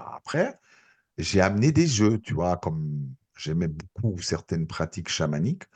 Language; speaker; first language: French; native; French